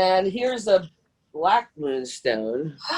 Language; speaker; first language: English; native; English